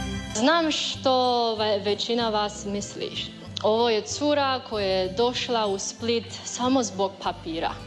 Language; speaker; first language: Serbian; non-native, learner; Chinese